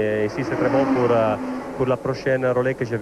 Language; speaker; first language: French; non-native, learner; Italian